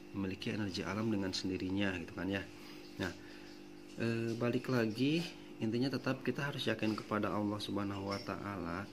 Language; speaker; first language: Indonesian; non-native, local second language; Sundanese